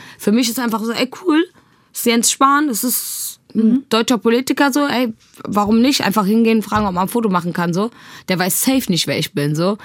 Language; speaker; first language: German; early bilingual, other home language; Tigrinya